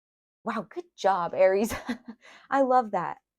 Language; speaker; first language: English; native; English